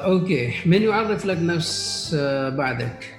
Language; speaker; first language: Arabic; non-native, fluent; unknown